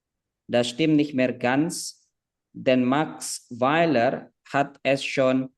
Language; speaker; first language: German; non-native, fluent; Indonesian